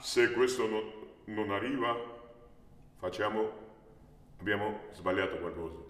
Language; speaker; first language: Italian; non-native, learner; Georgian